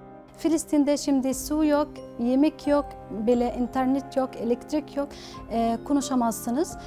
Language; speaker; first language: Turkish; non-native, learner; Arabic